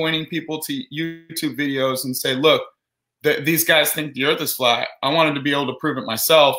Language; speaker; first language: English; native; English